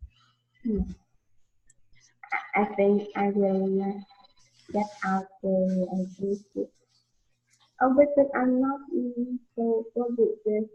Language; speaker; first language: English; non-native, learner; Vietnamese